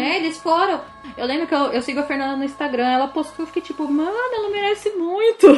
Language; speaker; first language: Portuguese; native; Portuguese